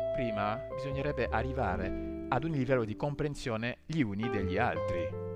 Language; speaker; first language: Italian; non-native, fluent; French